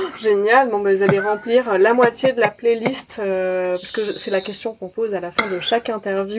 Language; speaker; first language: French; native; French